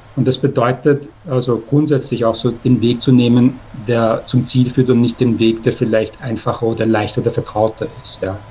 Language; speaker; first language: German; early bilingual, other home language; Persian